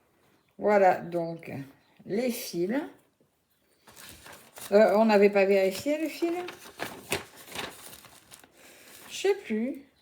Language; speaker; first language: French; native; French